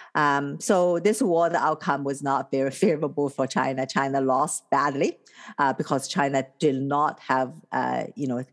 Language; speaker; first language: English; non-native, fluent; Chinese